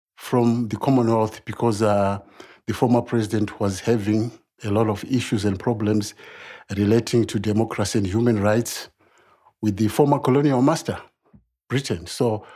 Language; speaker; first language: English; non-native, local second language; Shona